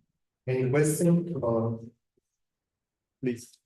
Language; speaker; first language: English; non-native, fluent; Italian